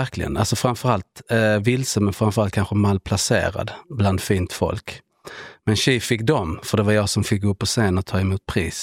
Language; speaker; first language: Swedish; native; Swedish